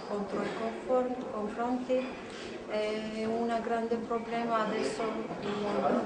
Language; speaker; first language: Italian; non-native, learner; Armenian